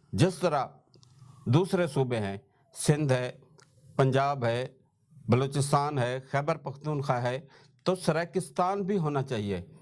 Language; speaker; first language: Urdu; non-native, local second language; Saraiki